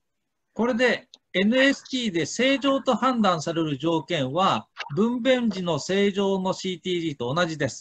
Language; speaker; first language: Japanese; native; Japanese